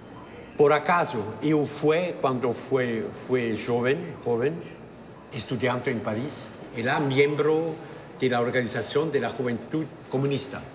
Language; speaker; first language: Spanish; non-native, fluent; German